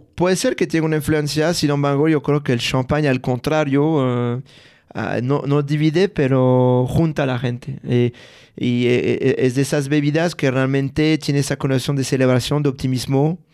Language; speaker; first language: Spanish; non-native, fluent; French